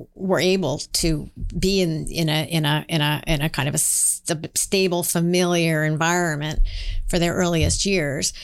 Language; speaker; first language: English; native; English